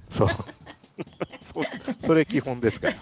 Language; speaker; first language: Japanese; native; Japanese